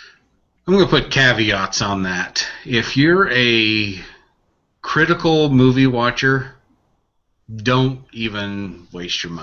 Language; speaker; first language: English; native; English